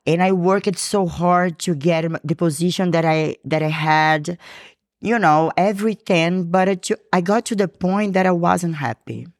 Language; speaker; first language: English; non-native, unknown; Portuguese